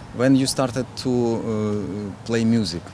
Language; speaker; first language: English; non-native, learner; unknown